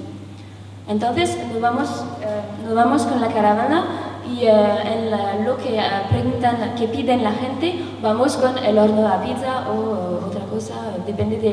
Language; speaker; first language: Spanish; non-native, learner; French